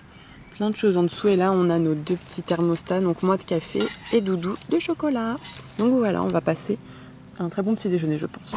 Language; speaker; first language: French; native; French